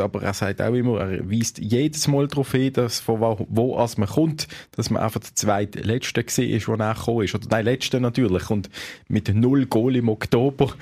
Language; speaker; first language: German; native; German